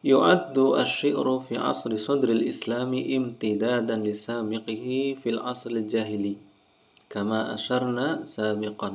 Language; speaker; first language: Arabic; non-native, fluent; Indonesian